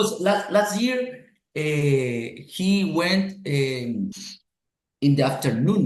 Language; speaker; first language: English; non-native, learner; Spanish